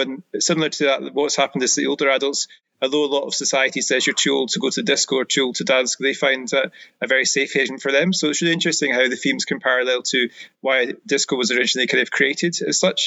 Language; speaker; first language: English; native; English